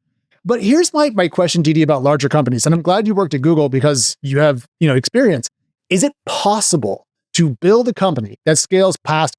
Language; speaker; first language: English; native; English